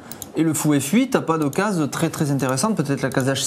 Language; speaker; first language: French; native; French